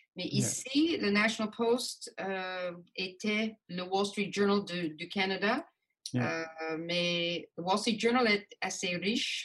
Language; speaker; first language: French; non-native, local second language; English